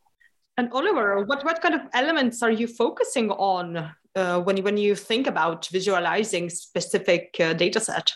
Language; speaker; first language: English; non-native, fluent; Lithuanian